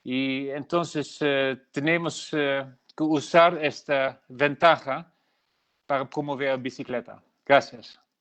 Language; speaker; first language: Spanish; non-native, learner; Dutch